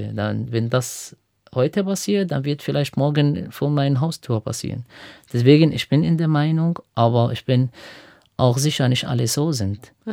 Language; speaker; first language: German; non-native, fluent; Arabic